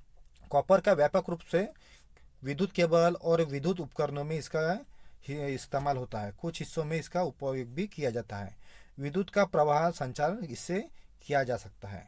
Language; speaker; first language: Hindi; non-native, local second language; Marathi